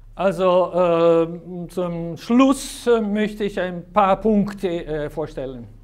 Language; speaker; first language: German; non-native, fluent; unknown